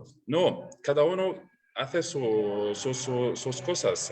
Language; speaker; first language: Spanish; non-native, learner; Arabic